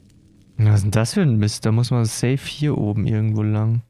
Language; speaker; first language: German; native; German